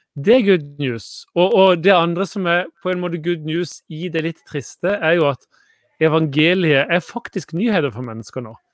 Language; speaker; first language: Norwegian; native; Norwegian